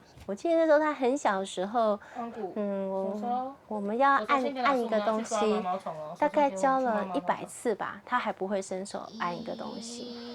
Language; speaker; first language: Chinese; native; Chinese